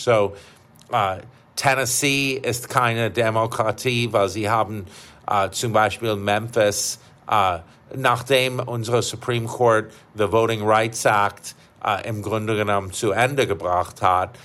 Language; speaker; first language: German; non-native, fluent; English